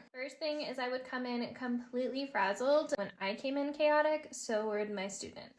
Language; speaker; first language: English; native; English